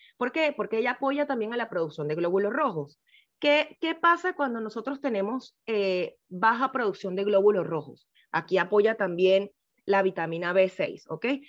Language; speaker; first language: Spanish; native; Spanish